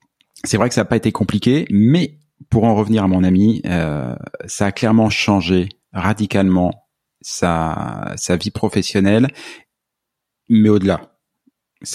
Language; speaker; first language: French; native; French